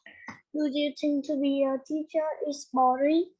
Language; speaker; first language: English; non-native, learner; Vietnamese